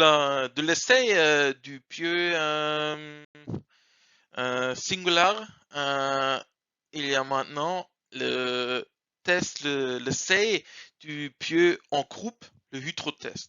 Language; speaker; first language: French; non-native, learner; German